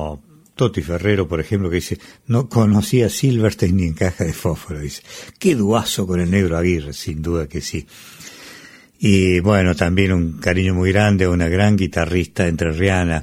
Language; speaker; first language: Spanish; native; Spanish